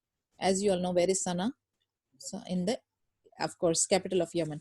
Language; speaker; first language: English; non-native, local second language; Urdu